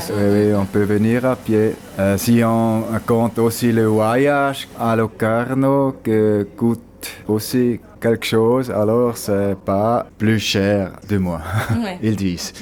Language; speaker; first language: French; non-native, local second language; German